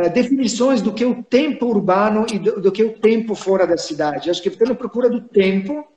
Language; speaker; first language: Portuguese; non-native, fluent; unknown